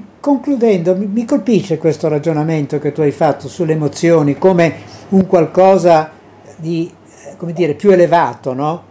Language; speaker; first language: Italian; native; Italian